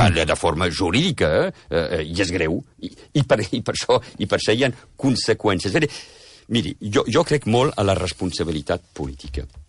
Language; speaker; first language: Catalan; early bilingual, heritage; Catalan